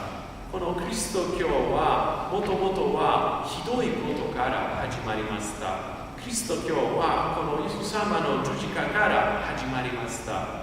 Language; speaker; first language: Japanese; non-native, fluent; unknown